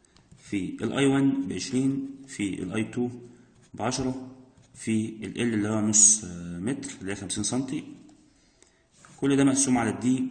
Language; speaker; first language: Arabic; native; Arabic